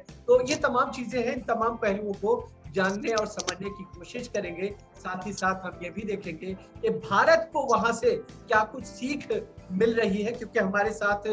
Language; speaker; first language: Hindi; native; Hindi